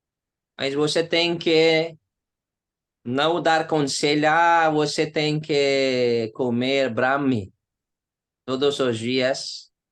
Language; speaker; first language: Portuguese; non-native, learner; Hindi